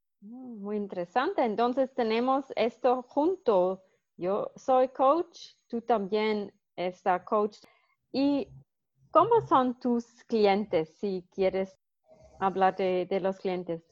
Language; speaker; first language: Spanish; non-native, learner; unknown